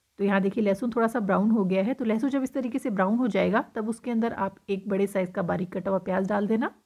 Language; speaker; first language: Hindi; native; Hindi